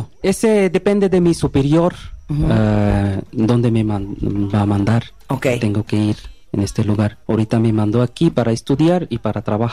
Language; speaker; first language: Spanish; non-native, learner; Bangla